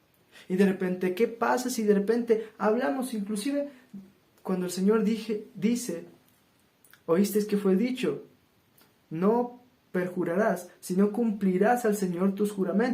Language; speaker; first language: Spanish; native; Spanish